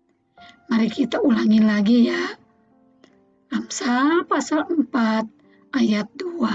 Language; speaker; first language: Indonesian; native; Indonesian